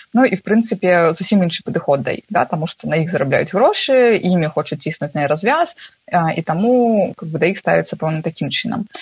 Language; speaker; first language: Belarusian; non-native, local second language; Russian